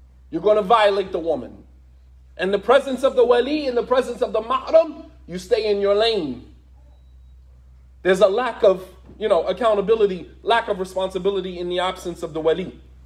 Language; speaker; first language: English; native; English